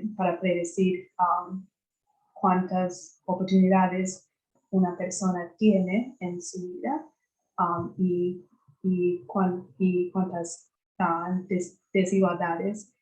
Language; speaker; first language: Spanish; non-native, fluent; English